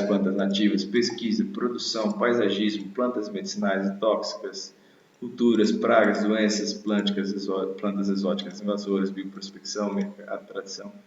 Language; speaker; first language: Portuguese; native; Portuguese